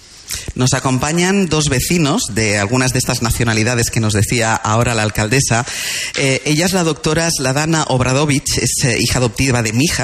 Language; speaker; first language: Spanish; native; Spanish